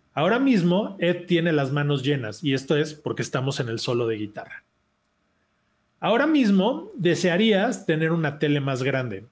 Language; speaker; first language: Spanish; native; Spanish